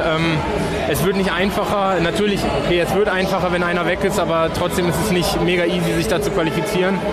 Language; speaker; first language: German; native; German